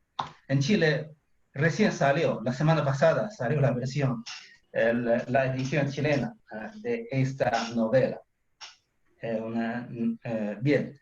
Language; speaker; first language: Spanish; non-native, fluent; Chinese